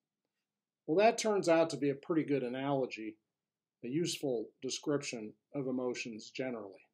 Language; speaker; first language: English; native; English